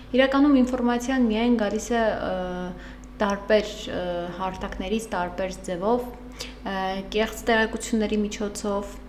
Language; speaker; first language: Armenian; native; Armenian